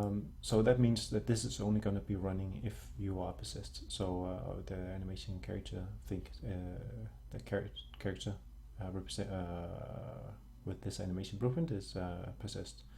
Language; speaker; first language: English; non-native, fluent; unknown